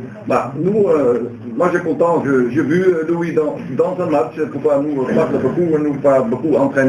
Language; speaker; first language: French; non-native, learner; Dutch